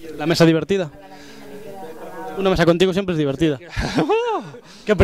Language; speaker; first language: Spanish; native; Spanish